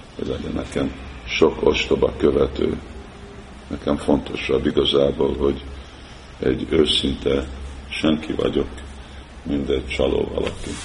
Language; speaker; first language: Hungarian; early bilingual, heritage; Hungarian